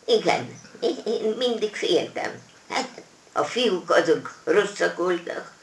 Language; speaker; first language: Hungarian; non-native, local second language; German